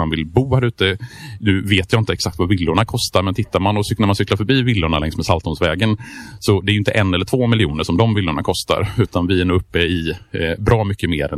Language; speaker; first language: Swedish; native; Swedish